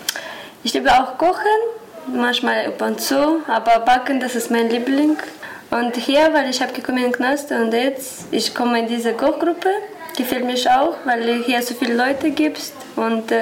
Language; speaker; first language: German; non-native, learner; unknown